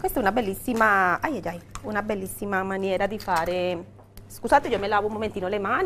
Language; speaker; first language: Italian; non-native, fluent; Spanish